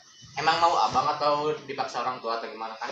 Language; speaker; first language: Indonesian; non-native, local second language; Sundanese